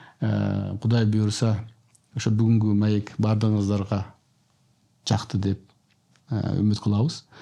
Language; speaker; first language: Kyrgyz; native; Kyrgyz